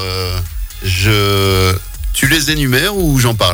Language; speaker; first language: French; native; French